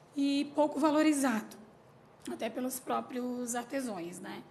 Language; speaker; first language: Portuguese; native; Portuguese